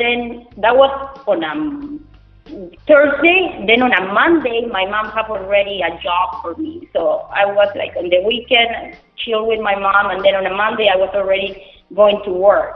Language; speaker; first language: English; non-native, fluent; Spanish